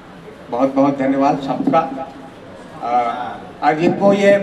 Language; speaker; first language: Hindi; native; Hindi